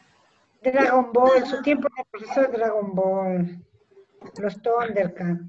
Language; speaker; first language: Spanish; native; Spanish